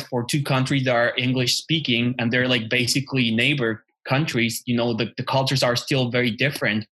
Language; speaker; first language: English; non-native, fluent; Spanish